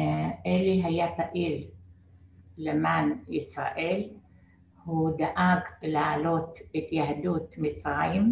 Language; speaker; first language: Hebrew; non-native, fluent; Arabic